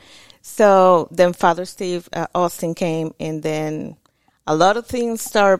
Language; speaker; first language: English; non-native, fluent; Spanish